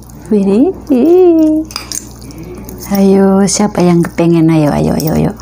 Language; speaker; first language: Indonesian; non-native, local second language; Javanese